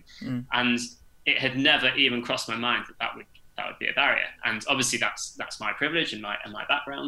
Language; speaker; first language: English; native; English